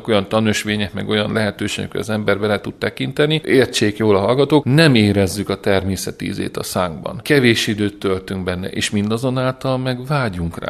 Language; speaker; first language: Hungarian; native; Hungarian